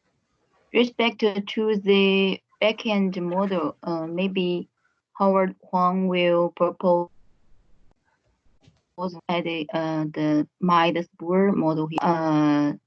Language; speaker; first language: English; non-native, fluent; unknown